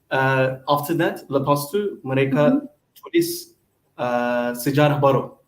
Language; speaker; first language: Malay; non-native, learner; Turkish